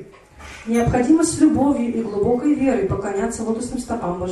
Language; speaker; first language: Russian; native; Russian